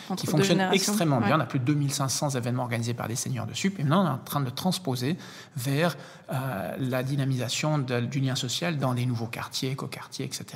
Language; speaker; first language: French; native; French